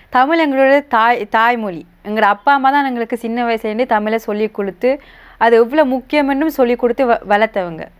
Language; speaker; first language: Tamil; early bilingual, heritage; Tamil